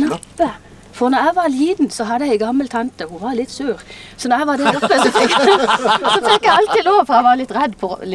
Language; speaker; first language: Norwegian; native; Norwegian